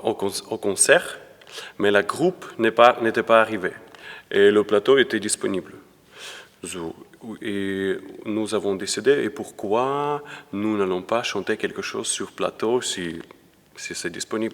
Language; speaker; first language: French; non-native, fluent; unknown